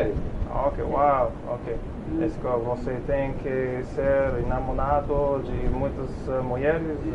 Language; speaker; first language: Portuguese; non-native, learner; English